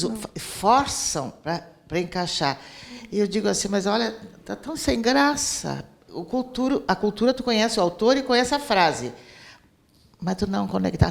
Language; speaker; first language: Portuguese; native; Portuguese